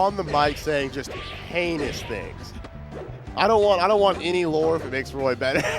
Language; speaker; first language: English; native; English